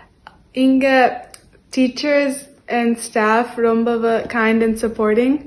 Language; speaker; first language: Tamil; early bilingual, heritage; Tamil